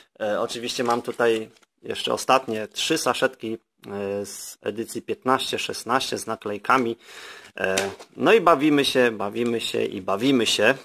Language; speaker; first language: Polish; native; Polish